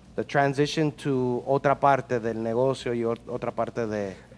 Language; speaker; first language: Spanish; early bilingual, heritage; Spanish